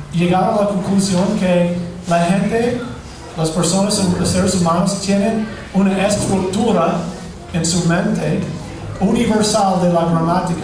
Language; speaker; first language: Spanish; non-native, fluent; English